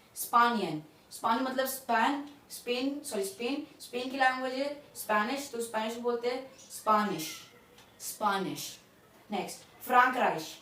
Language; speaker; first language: Hindi; native; Hindi